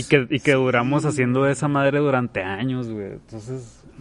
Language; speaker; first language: Spanish; native; Spanish